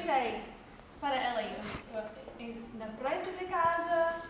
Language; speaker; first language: Portuguese; non-native, learner; English